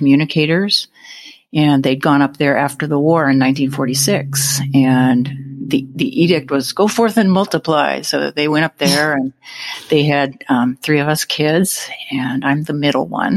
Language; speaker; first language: English; native; English